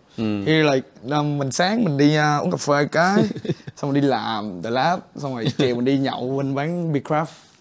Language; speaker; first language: Vietnamese; native; Vietnamese